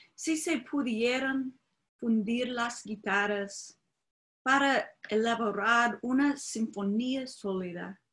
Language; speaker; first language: Spanish; non-native, fluent; English